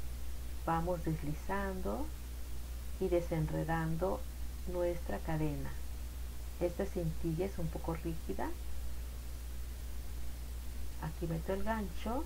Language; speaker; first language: Spanish; native; Spanish